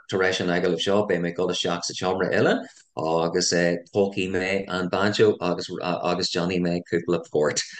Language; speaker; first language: Irish; non-native, local second language; English